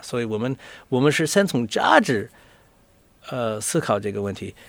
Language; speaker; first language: Chinese; non-native, fluent; English